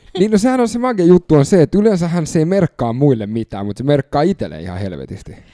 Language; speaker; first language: Finnish; native; Finnish